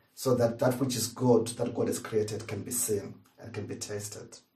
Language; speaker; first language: English; non-native, local second language; Shona